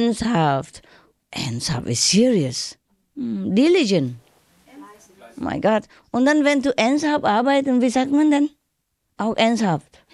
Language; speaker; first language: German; non-native, learner; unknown